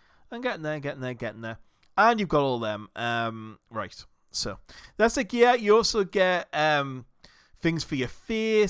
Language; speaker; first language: English; native; English